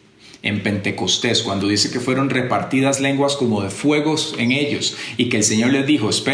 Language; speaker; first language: Spanish; native; Spanish